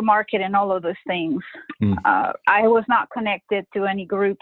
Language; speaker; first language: English; non-native, fluent; Spanish